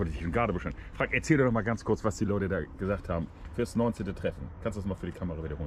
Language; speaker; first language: German; native; German